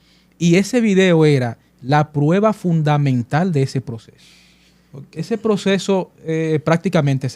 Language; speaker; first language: Spanish; native; Spanish